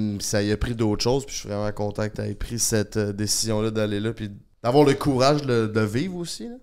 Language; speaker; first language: French; native; French